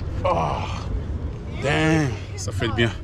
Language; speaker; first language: French; native; French